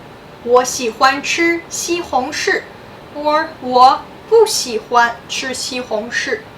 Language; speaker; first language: Chinese; non-native, fluent; English